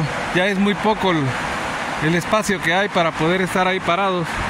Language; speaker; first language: Spanish; native; Spanish